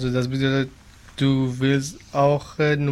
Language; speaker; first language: German; non-native, learner; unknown